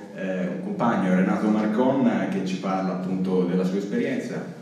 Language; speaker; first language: Italian; native; Italian